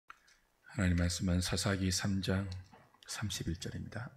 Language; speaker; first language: Korean; native; Korean